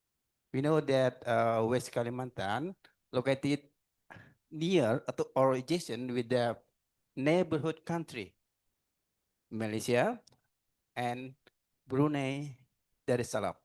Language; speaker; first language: English; non-native, learner; Indonesian